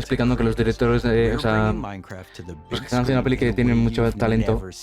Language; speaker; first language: Spanish; native; Spanish